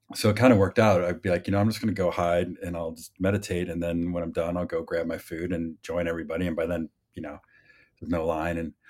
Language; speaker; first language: English; native; English